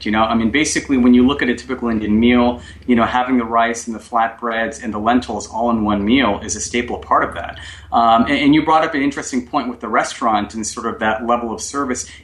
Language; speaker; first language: English; non-native, local second language; Bangla